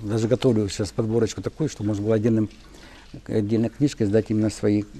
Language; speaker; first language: Russian; non-native, local second language; Ukrainian